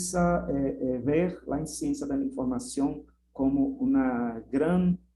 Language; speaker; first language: Spanish; non-native, fluent; Portuguese